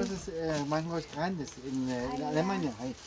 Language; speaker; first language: Spanish; non-native, learner; German